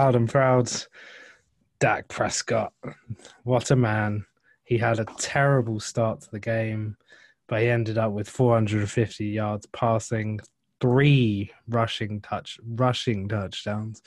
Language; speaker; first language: English; native; English